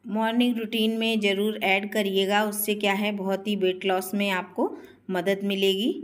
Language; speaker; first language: Hindi; native; Hindi